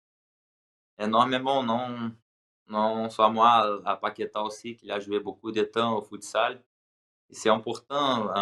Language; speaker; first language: French; non-native, learner; Portuguese